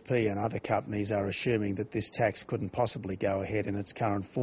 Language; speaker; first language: English; native; English